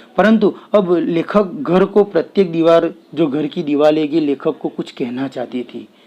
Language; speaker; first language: Hindi; non-native, local second language; Gujarati